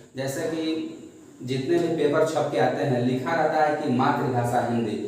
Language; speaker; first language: Hindi; non-native, local second language; Bhojpuri